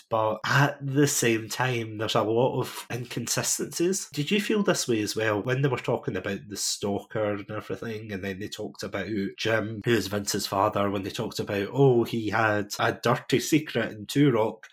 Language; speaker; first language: English; native; English